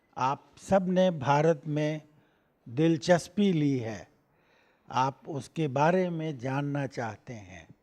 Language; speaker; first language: Hindi; native; Hindi